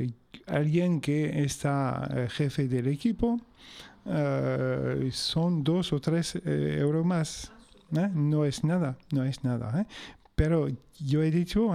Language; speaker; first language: Spanish; non-native, fluent; French